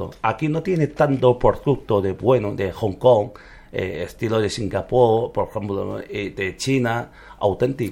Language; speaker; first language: Spanish; non-native, learner; Chinese